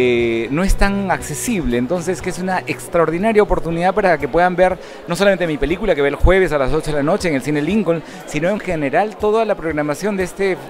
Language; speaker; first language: Spanish; native; Spanish